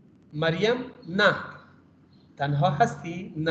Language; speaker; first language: Urdu; native; Urdu